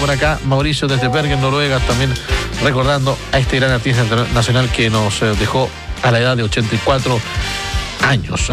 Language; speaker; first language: Spanish; native; Spanish